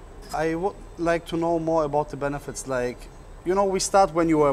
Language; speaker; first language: English; non-native, learner; German